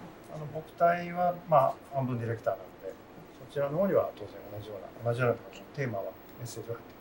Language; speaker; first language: Japanese; native; Japanese